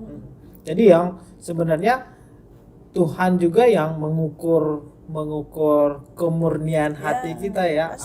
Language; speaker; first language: Indonesian; native; Indonesian